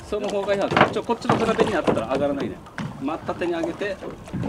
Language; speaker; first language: Japanese; native; Japanese